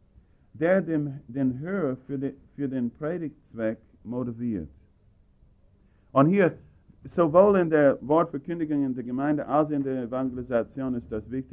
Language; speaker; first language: German; non-native, fluent; English